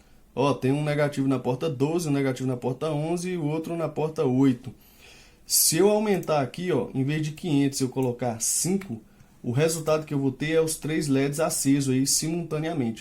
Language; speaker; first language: Portuguese; native; Portuguese